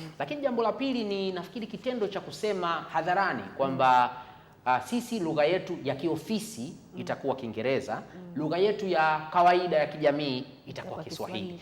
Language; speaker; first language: Swahili; native; Swahili